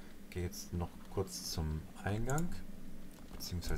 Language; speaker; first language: German; native; German